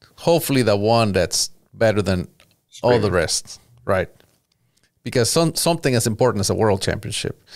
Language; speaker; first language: English; early bilingual, other home language; Spanish